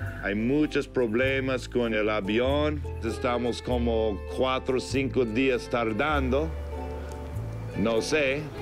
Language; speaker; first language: Spanish; non-native, learner; English